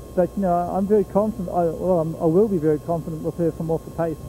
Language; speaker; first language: English; native; English